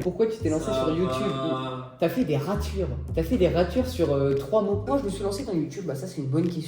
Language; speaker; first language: French; native; French